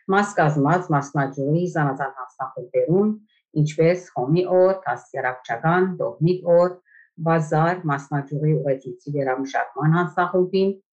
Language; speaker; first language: Armenian; native; Armenian